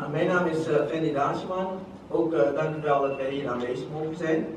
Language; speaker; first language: Dutch; non-native, local second language; Javanese